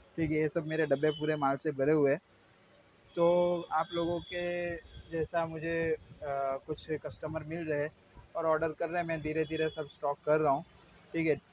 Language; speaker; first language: Hindi; non-native, local second language; Gujarati